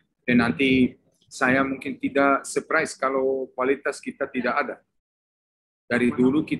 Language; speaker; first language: Indonesian; non-native, fluent; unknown